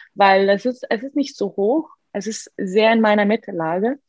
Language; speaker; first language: German; non-native, fluent; Arabic